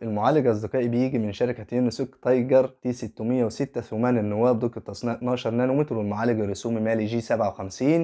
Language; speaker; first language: Arabic; native; Arabic